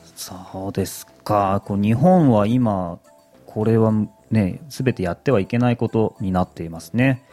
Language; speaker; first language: Japanese; native; Japanese